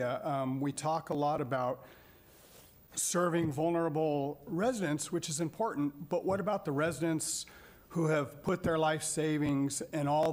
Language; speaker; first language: English; native; English